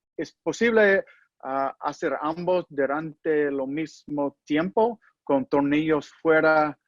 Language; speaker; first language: Spanish; non-native, learner; English